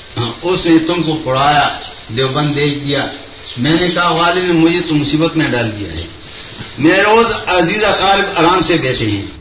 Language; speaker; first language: Urdu; non-native, local second language; Pashto